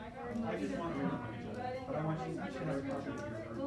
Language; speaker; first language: English; native; English